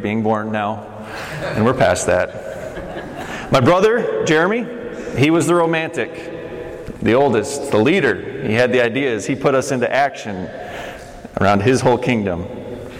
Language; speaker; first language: English; native; English